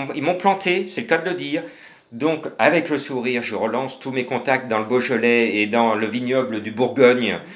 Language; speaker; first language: French; native; French